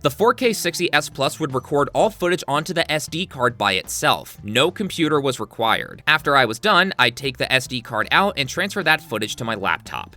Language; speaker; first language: English; native; English